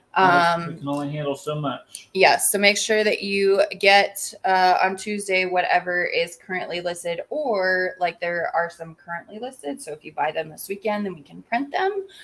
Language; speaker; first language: English; native; English